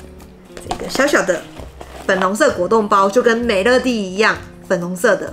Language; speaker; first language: Chinese; native; Chinese